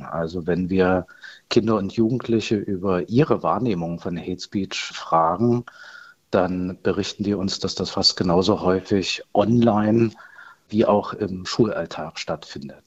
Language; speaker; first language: German; native; German